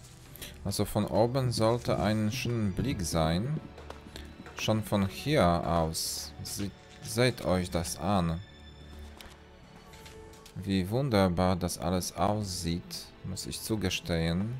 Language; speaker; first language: German; non-native, learner; Polish